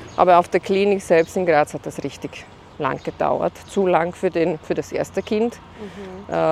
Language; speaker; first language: German; non-native, fluent; Slovak